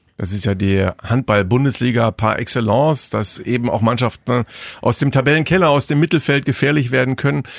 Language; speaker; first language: German; native; German